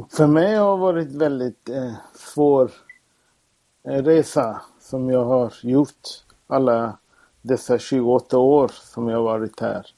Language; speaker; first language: Swedish; non-native, fluent; Persian